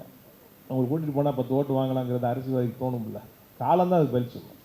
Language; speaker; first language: Tamil; native; Tamil